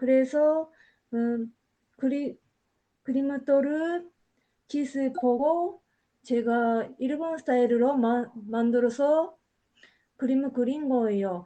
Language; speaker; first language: Korean; non-native, learner; Japanese